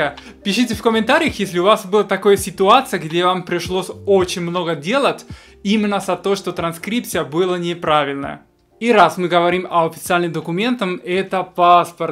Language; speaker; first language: Russian; non-native, fluent; Spanish